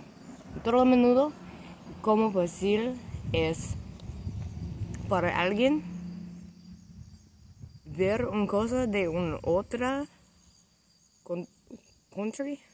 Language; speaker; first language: Spanish; non-native, learner; English